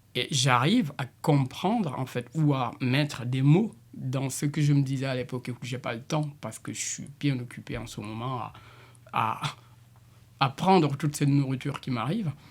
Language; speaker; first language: French; non-native, local second language; Jola-Fonyi